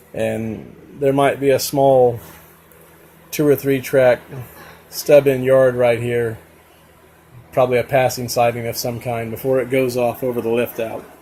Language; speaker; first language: English; native; English